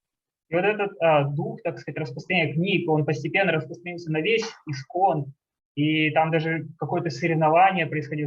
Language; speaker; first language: Russian; native; Russian